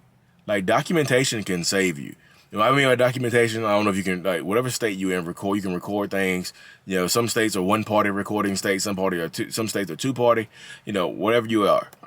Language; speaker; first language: English; native; English